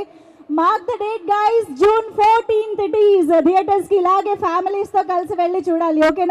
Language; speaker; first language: Telugu; native; Telugu